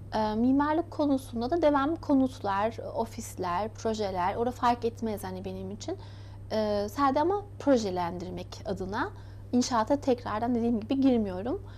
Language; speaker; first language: Turkish; early bilingual, heritage; Turkish